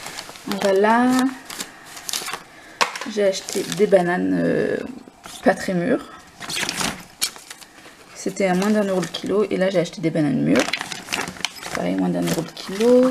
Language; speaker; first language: French; native; French